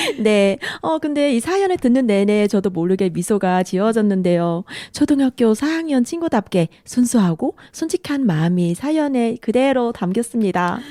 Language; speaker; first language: Korean; non-native, fluent; Vietnamese